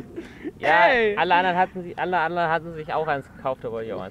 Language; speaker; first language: German; native; German